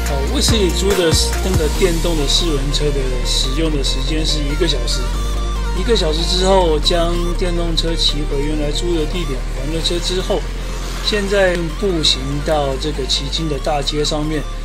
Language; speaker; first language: Chinese; native; Chinese